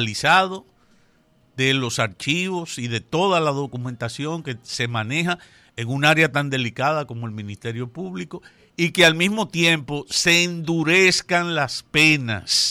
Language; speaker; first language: Spanish; native; Spanish